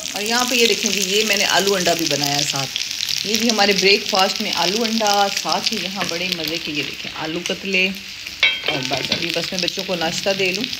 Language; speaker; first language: Urdu; native; Urdu